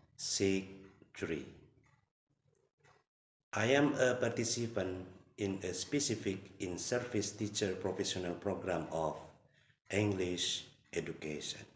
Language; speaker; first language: English; non-native, learner; Indonesian